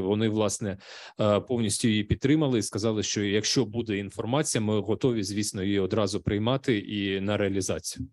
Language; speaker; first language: Ukrainian; non-native, local second language; Russian